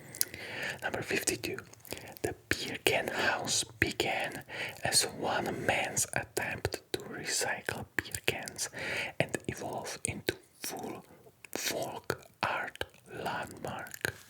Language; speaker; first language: English; non-native, fluent; Polish